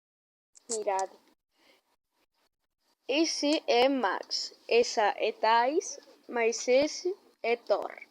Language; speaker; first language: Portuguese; non-native, learner; Galician